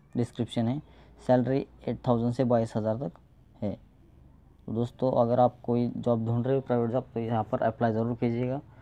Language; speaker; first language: Hindi; non-native, local second language; Marathi